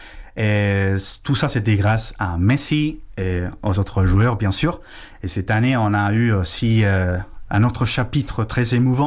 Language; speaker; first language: French; non-native, fluent; Spanish